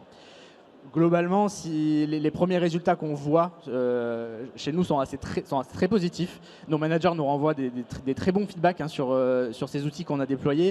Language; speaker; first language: French; native; French